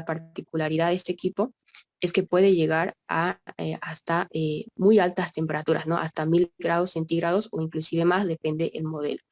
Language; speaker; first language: Spanish; native; Spanish